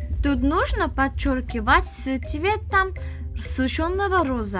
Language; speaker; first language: Russian; non-native, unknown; Korean